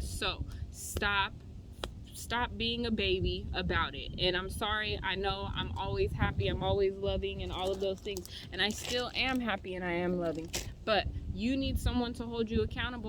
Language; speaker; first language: English; native; English